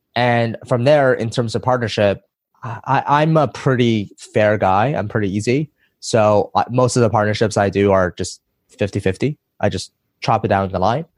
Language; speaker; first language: English; early bilingual, other home language; Chinese